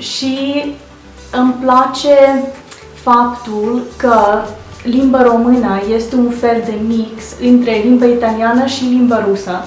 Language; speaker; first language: Romanian; non-native, learner; Russian